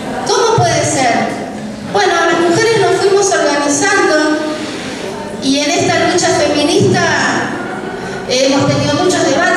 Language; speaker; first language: Spanish; native; Spanish